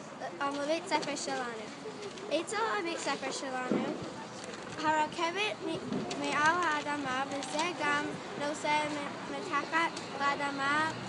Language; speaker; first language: Hebrew; non-native, learner; English